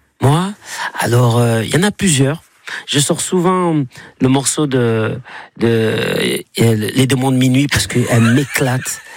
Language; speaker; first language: French; native; French